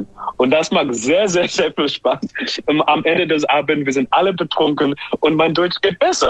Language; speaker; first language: German; non-native, learner; English